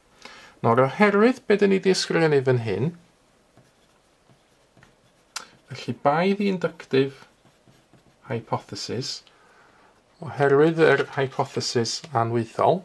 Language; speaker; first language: Welsh; native; Welsh